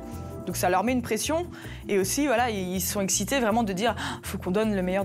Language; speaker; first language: French; native; French